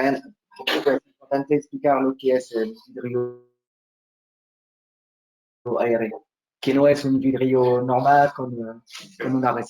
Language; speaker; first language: Spanish; non-native, fluent; French